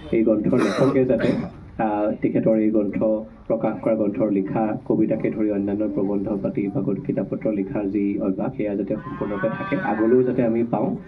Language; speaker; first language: Assamese; native; Assamese